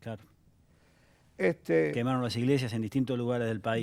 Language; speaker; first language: Spanish; native; Spanish